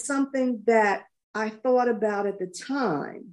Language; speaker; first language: English; native; English